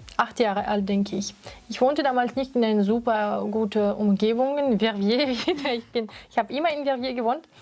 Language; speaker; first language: German; non-native, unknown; Russian